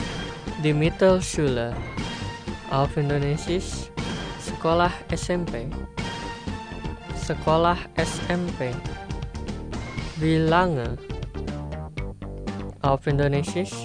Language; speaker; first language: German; non-native, fluent; Indonesian